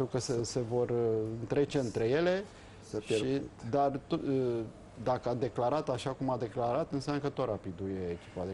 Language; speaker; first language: Romanian; native; Romanian